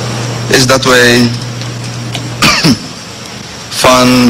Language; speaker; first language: Dutch; non-native, local second language; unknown